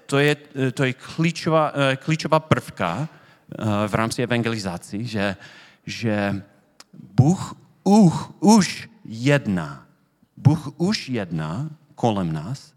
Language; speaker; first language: Czech; non-native, fluent; English